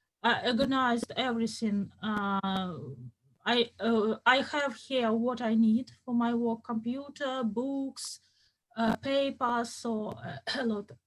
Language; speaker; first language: English; non-native, fluent; Russian